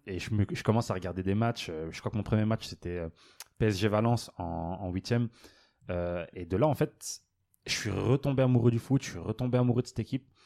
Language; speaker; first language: French; native; French